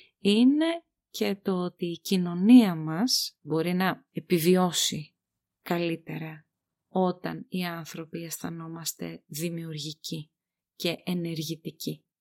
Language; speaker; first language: Greek; native; Greek